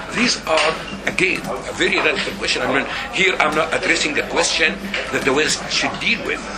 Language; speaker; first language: English; non-native, fluent; Arabic